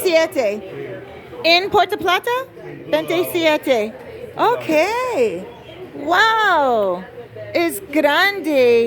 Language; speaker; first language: Spanish; non-native, learner; English